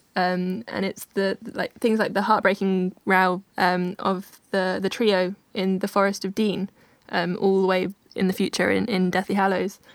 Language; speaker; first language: English; native; English